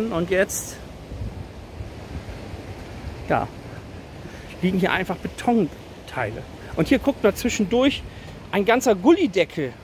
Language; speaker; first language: German; native; German